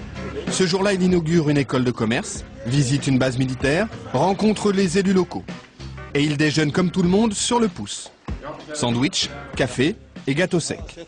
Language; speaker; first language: French; native; French